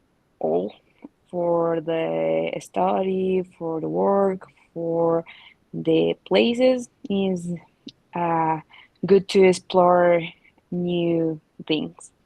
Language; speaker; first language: English; non-native, learner; Spanish